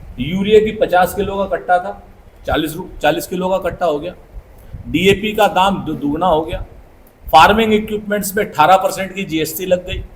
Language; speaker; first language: Hindi; native; Hindi